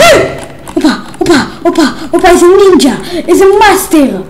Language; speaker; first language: Hebrew; native; Hebrew